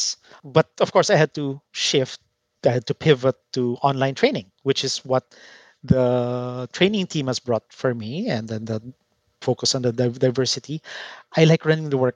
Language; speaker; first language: English; non-native, local second language; Filipino